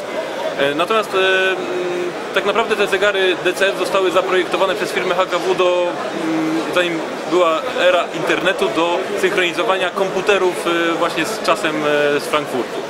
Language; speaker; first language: Polish; native; Polish